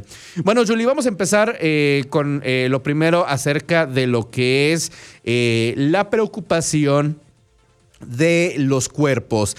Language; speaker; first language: Spanish; native; Spanish